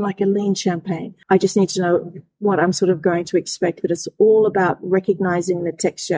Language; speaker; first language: English; native; English